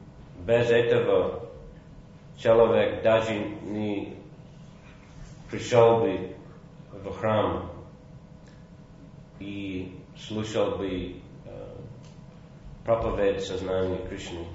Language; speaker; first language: Russian; non-native, fluent; English